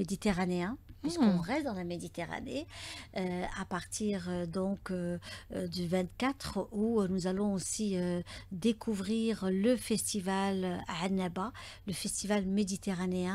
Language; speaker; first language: French; native; French